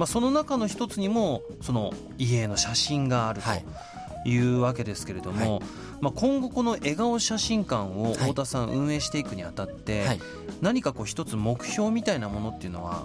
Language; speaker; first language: Japanese; native; Japanese